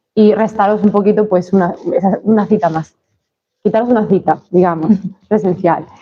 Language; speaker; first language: Spanish; native; Spanish